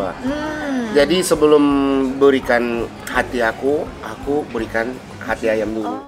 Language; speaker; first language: Indonesian; non-native, fluent; Japanese